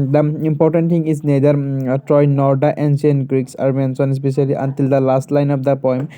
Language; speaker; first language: English; non-native, local second language; Assamese